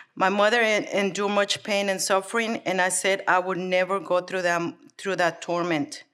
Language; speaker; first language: English; early bilingual, other home language; Spanish